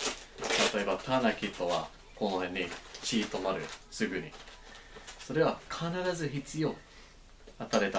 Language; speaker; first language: Japanese; non-native, learner; English